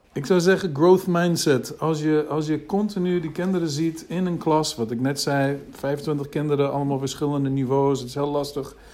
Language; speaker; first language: Dutch; non-native, fluent; English